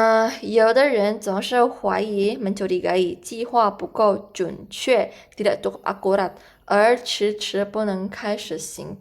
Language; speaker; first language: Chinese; non-native, fluent; Indonesian